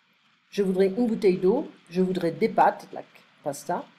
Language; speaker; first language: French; non-native, fluent; English